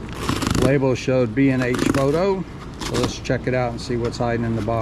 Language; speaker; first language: English; native; English